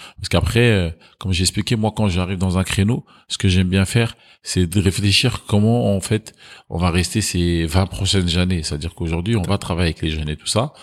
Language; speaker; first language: French; early bilingual, other home language; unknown